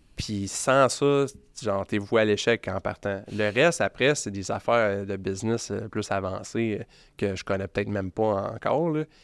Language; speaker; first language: French; native; French